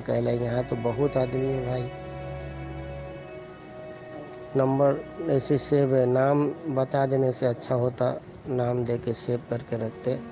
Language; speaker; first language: Hindi; early bilingual, heritage; Urdu